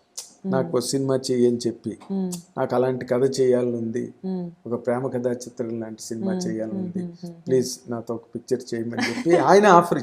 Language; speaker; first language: Telugu; native; Telugu